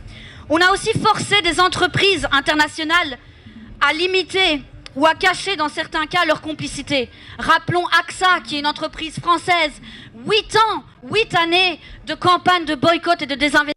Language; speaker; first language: French; native; French